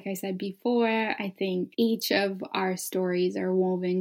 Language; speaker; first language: English; early bilingual, other home language; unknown